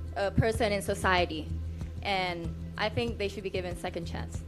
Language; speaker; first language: English; non-native, fluent; Thai